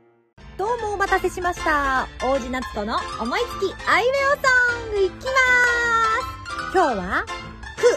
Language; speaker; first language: Japanese; native; Japanese